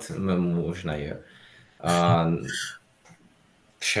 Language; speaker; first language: Czech; non-native, learner; Russian